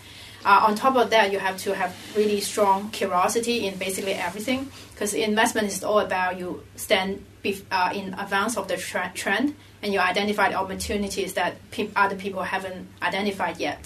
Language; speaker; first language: English; non-native, local second language; Cantonese